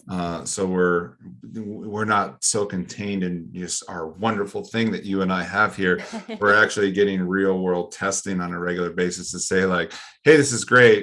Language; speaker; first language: English; native; English